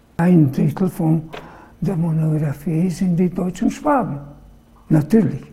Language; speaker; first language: German; non-native, local second language; Serbian